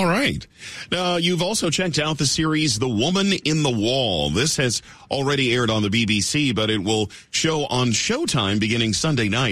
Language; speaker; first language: English; native; English